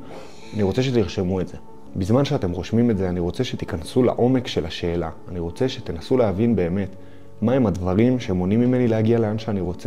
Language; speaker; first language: Hebrew; native; Hebrew